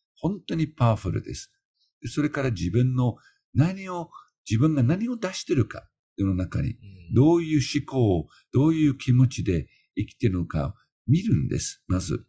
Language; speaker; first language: Japanese; non-native, fluent; English